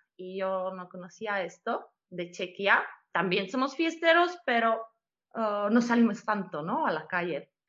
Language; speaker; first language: Spanish; non-native, fluent; Czech